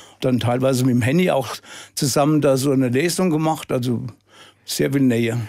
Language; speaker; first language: German; native; German